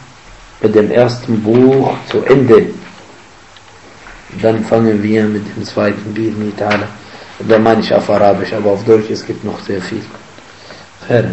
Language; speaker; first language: German; non-native, fluent; Arabic